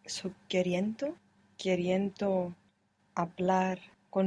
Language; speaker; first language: Spanish; non-native, learner; English